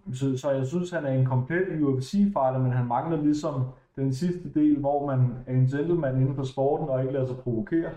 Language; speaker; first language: Danish; native; Danish